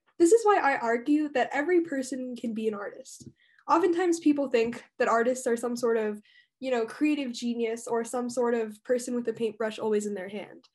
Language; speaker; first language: English; native; English